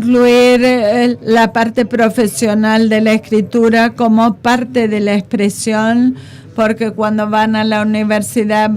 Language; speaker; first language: Spanish; non-native, fluent; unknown